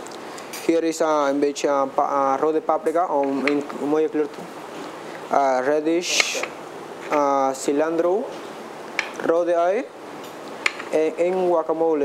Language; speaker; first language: Dutch; non-native, learner; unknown